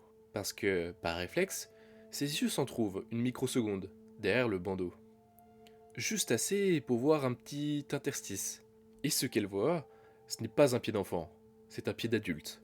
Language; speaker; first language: French; native; French